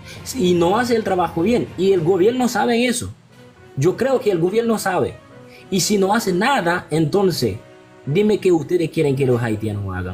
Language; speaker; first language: Spanish; non-native, local second language; Haitian Creole